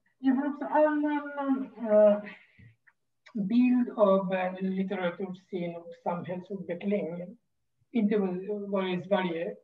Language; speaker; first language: Swedish; non-native, fluent; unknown